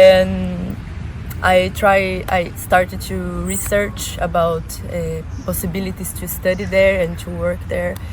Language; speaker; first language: English; non-native, fluent; Portuguese